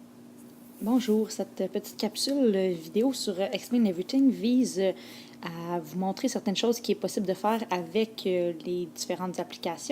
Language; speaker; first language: French; native; French